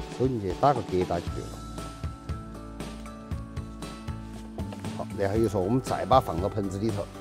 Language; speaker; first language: Chinese; native; Chinese